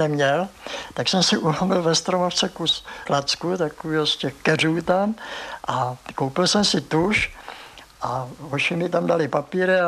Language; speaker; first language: Czech; native; Czech